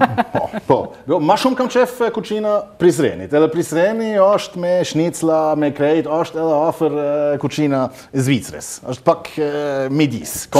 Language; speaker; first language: Albanian; non-native, learner; German